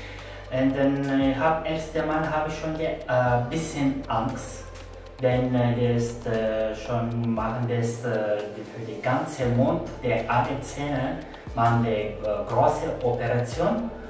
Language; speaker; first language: German; non-native, learner; Turkish